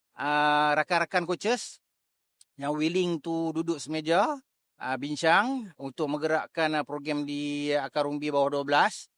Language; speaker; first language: Malay; native; Malay